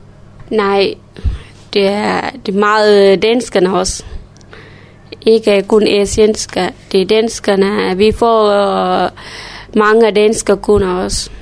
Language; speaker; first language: Danish; non-native, learner; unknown